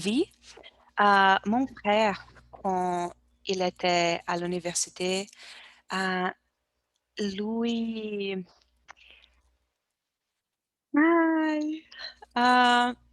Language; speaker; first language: French; non-native, learner; Portuguese